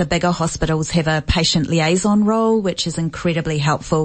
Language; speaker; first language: English; native; English